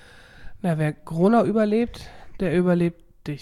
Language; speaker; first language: German; native; German